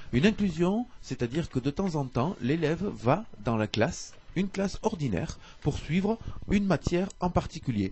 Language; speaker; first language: French; native; French